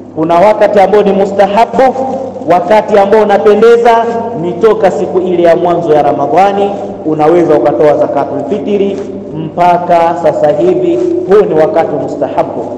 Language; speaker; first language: Swahili; native; Swahili